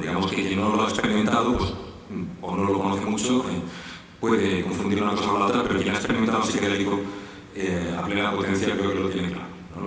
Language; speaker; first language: Spanish; native; Spanish